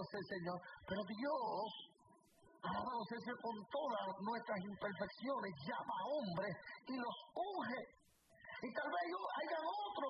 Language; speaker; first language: Spanish; native; Spanish